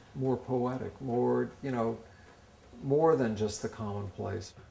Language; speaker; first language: English; native; English